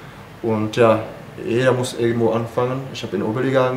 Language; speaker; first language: German; non-native, fluent; Czech